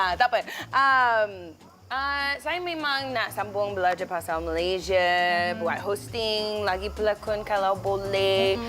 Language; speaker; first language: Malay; non-native, learner; English